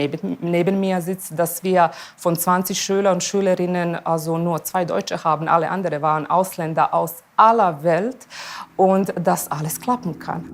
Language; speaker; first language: German; early bilingual, other home language; Bosnian